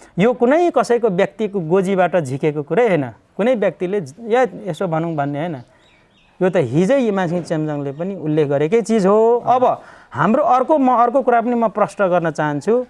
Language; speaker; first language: Nepali; non-native, local second language; Limbu